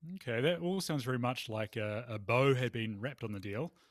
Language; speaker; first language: English; native; English